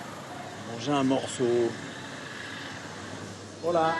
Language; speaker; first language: French; native; French